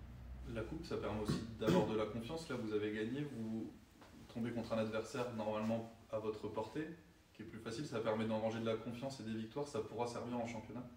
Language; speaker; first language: French; native; French